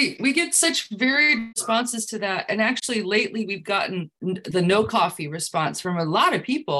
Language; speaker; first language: English; native; English